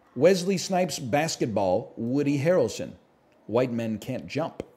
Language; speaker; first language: English; native; English